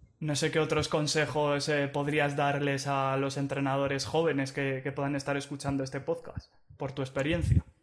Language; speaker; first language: Spanish; native; Spanish